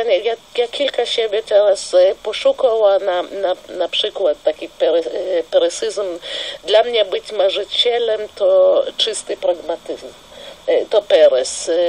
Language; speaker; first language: Polish; non-native, fluent; Russian